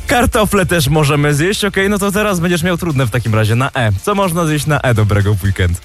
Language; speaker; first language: Polish; native; Polish